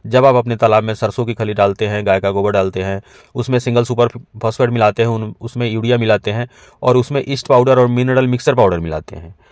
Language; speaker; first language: Hindi; native; Hindi